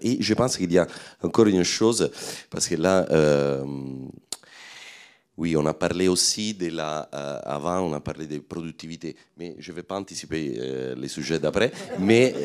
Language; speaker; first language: French; non-native, fluent; Italian